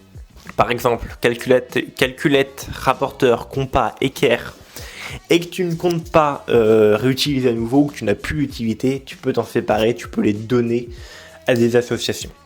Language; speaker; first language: French; native; French